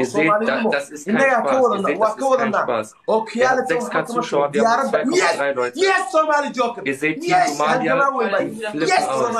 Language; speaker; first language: German; early bilingual, other home language; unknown